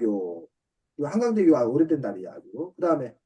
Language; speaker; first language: Korean; native; Korean